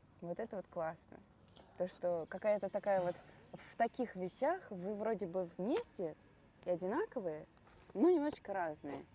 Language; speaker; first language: Russian; native; Russian